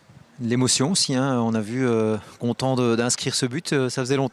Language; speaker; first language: French; native; French